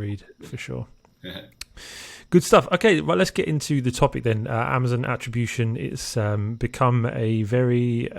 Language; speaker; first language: English; native; English